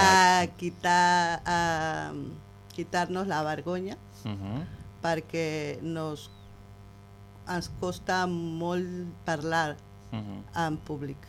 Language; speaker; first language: Catalan; non-native, learner; Spanish